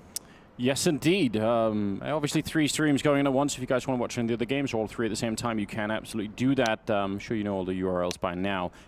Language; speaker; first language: English; native; English